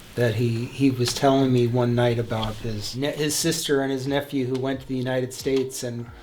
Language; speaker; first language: English; native; English